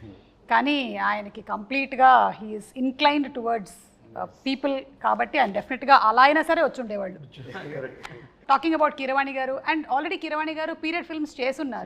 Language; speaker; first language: Telugu; native; Telugu